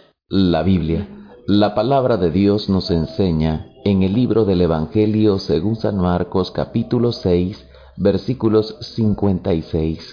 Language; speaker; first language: Spanish; native; Spanish